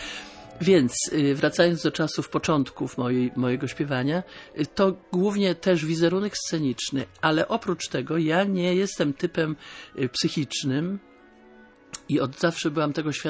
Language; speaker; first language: Polish; native; Polish